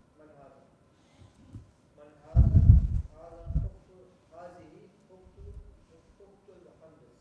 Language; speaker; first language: Arabic; non-native, learner; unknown